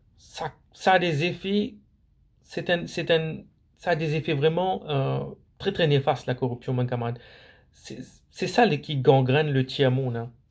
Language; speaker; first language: French; non-native, local second language; Morisyen